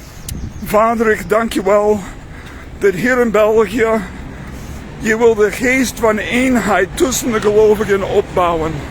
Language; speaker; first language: Dutch; non-native, fluent; English